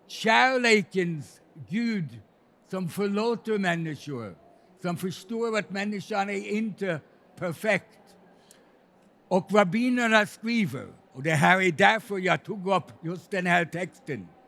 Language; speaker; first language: Swedish; non-native, fluent; English